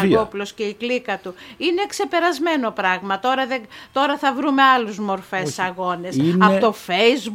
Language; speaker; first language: Greek; native; Greek